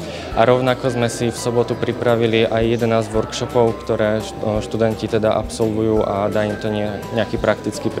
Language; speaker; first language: Slovak; native; Slovak